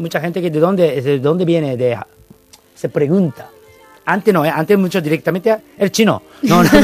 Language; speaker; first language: Spanish; non-native, learner; Japanese